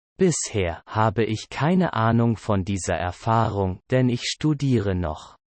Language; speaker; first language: German; non-native, learner; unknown